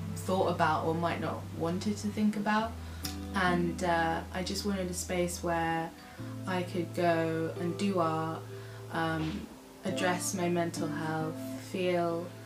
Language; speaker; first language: English; native; English